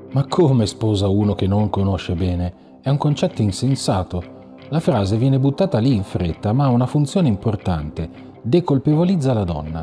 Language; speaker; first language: Italian; native; Italian